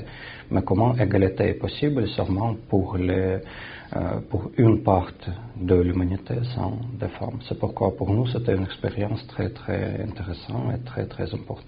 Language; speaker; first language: French; non-native, fluent; Russian